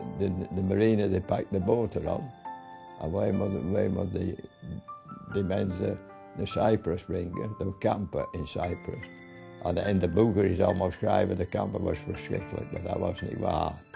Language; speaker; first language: Dutch; non-native, learner; English